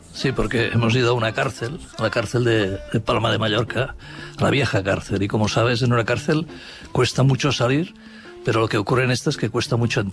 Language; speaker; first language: Spanish; native; Spanish